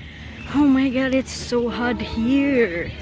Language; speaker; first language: English; non-native, learner; Indonesian